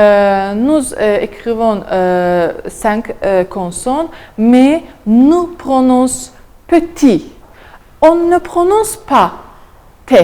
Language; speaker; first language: French; non-native, fluent; Azerbaijani